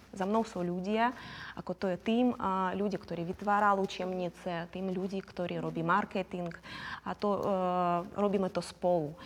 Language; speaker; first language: Slovak; non-native, fluent; Ukrainian